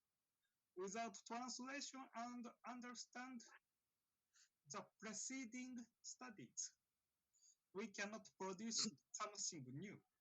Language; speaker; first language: English; non-native, fluent; Japanese